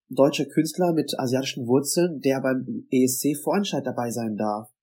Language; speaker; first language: German; native; German